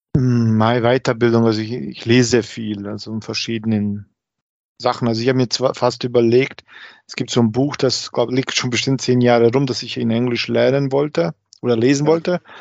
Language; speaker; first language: German; early bilingual, other home language; Croatian